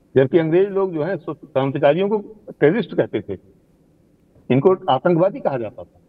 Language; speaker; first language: Hindi; native; Hindi